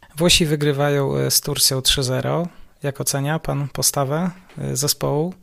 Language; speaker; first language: Polish; native; Polish